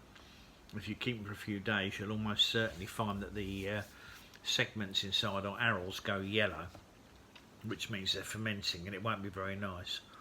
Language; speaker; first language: English; native; English